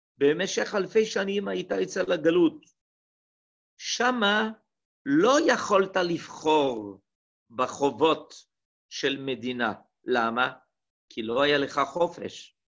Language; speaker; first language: Hebrew; non-native, fluent; French